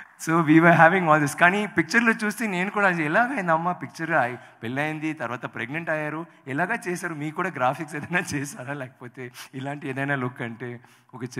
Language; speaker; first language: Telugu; non-native, local second language; Tamil